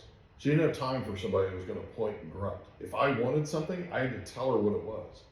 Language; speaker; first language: English; native; English